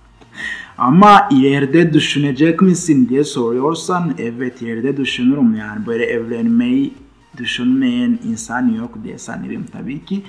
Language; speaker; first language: Turkish; non-native, fluent; Kinyarwanda